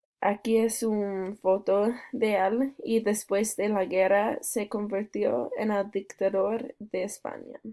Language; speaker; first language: Spanish; non-native, learner; English